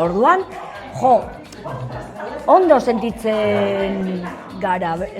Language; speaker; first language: Basque; non-native, local second language; Spanish